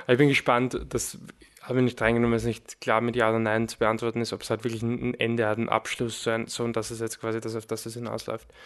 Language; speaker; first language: German; native; German